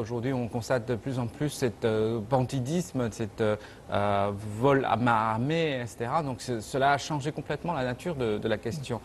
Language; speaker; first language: French; non-native, fluent; Chinese